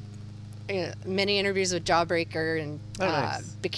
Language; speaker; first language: English; native; English